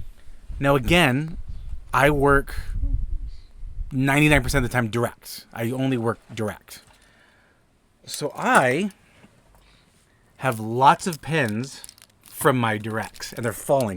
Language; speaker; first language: English; native; English